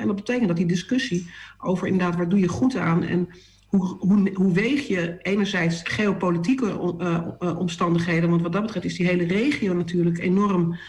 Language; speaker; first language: Dutch; native; Dutch